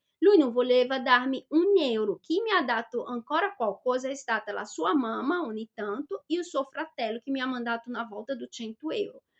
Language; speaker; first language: Italian; non-native, fluent; Portuguese